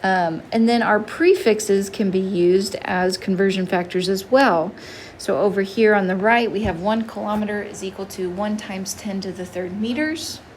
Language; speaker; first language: English; native; English